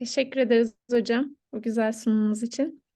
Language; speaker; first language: Turkish; native; Turkish